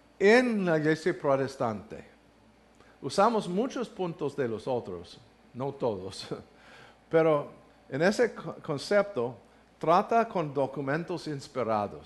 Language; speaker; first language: Spanish; non-native, learner; English